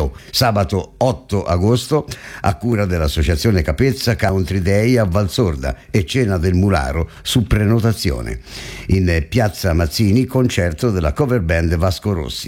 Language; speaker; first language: Italian; native; Italian